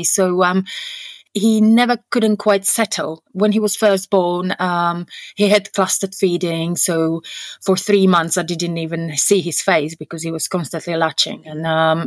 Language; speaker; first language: English; non-native, fluent; Slovak